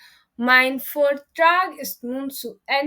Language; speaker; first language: German; non-native, learner; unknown